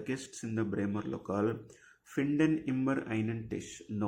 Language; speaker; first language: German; non-native, fluent; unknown